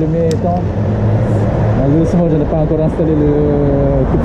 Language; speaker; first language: French; non-native, learner; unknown